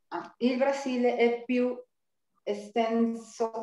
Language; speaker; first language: Italian; non-native, learner; Spanish